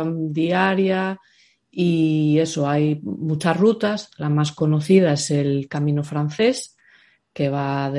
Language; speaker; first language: Spanish; native; Spanish